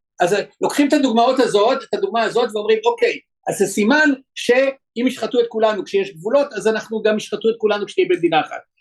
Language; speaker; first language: Hebrew; native; Hebrew